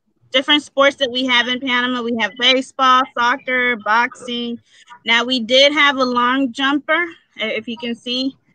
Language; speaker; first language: English; early bilingual, other home language; Spanish